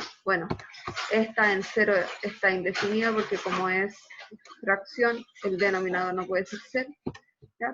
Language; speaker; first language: Spanish; native; Spanish